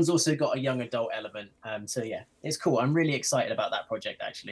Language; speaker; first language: English; native; English